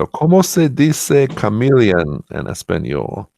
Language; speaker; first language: Spanish; non-native, learner; English